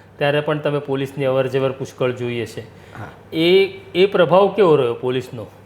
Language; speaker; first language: Gujarati; native; Gujarati